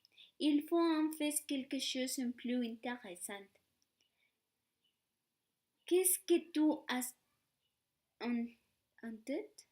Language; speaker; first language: French; non-native, learner; Spanish